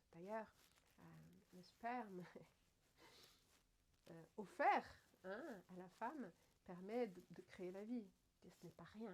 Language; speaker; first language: French; native; French